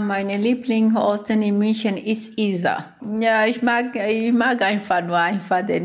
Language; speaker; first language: German; non-native, learner; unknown